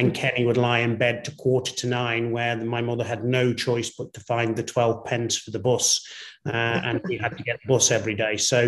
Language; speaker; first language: English; native; English